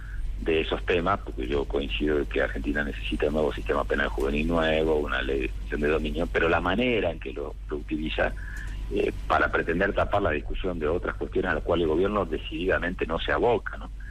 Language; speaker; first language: Spanish; native; Spanish